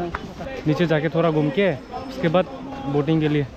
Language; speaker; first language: Hindi; non-native, local second language; Kok Borok